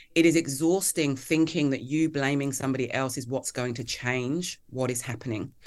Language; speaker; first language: English; native; English